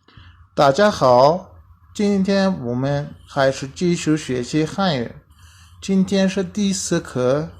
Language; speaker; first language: Chinese; non-native, fluent; Tajik